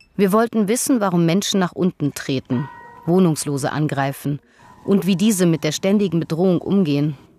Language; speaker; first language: German; native; German